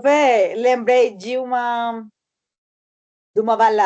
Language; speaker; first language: Portuguese; non-native, learner; Spanish